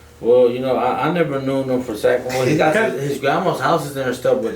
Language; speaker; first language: English; native; English